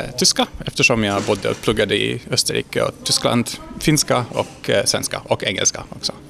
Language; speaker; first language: Swedish; non-native, fluent; Hungarian